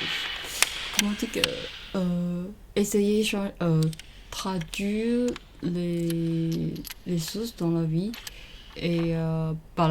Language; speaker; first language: French; non-native, learner; Chinese